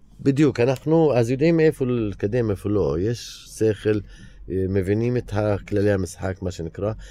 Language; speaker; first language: Hebrew; non-native, local second language; Arabic